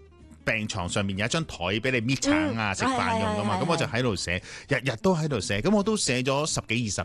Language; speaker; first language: Cantonese; native; Cantonese